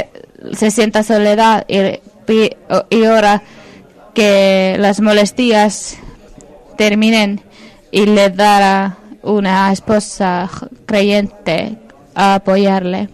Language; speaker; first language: Spanish; non-native, fluent; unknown